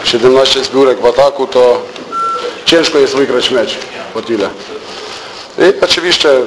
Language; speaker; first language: Polish; non-native, fluent; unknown